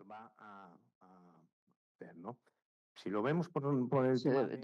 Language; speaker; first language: Spanish; native; Spanish